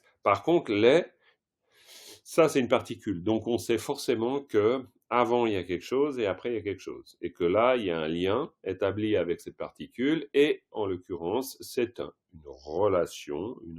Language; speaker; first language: French; native; French